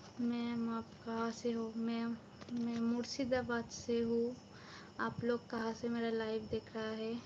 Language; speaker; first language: Hindi; non-native, local second language; Bangla